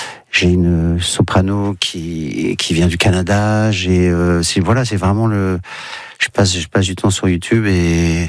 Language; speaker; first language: French; native; French